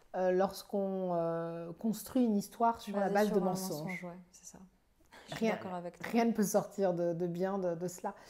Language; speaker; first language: French; native; French